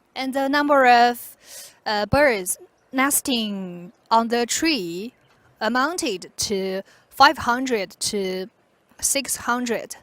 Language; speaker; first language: English; non-native, fluent; Chinese